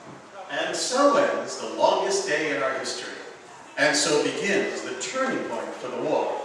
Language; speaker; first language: English; native; English